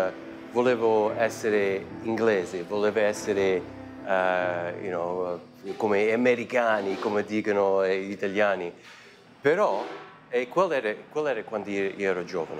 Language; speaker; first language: Italian; early bilingual, heritage; Italian